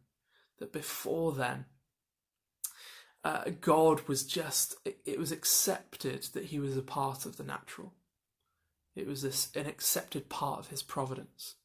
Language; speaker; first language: English; native; English